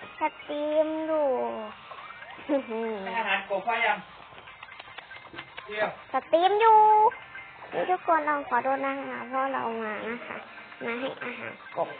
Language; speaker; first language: Thai; native; Thai